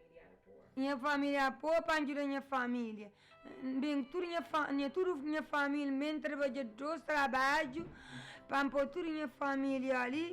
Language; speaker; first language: Portuguese; non-native, learner; Kabuverdianu